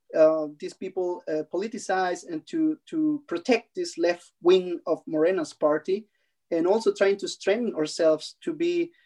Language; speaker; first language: English; non-native, fluent; Spanish